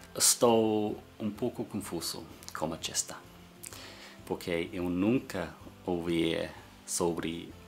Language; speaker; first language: Portuguese; non-native, learner; English